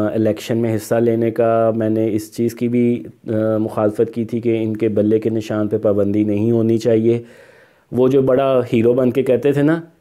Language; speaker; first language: Urdu; non-native, local second language; Punjabi